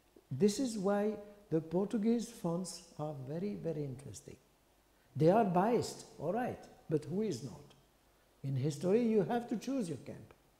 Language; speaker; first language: English; non-native, fluent; French